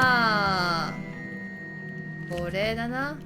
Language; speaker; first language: Japanese; non-native, learner; Chinese